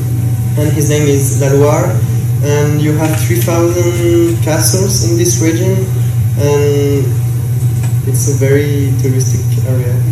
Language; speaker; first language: English; non-native, learner; French